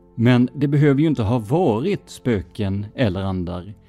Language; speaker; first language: Swedish; native; Swedish